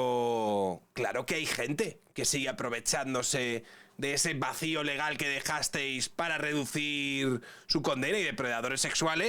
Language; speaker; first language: Spanish; native; Spanish